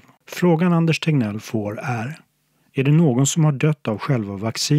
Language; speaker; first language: Swedish; native; Swedish